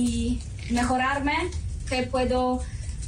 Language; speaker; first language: Spanish; non-native, learner; Polish